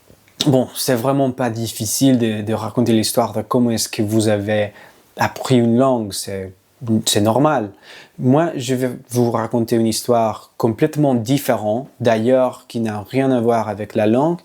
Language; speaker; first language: French; non-native, learner; English